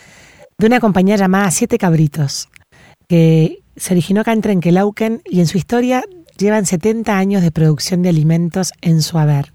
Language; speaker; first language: Spanish; native; Spanish